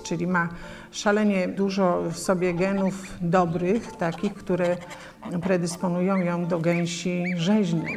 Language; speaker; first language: Polish; native; Polish